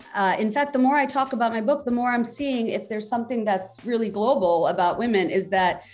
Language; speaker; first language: English; non-native, local second language; Bangla